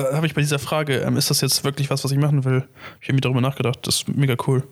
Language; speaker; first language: German; native; German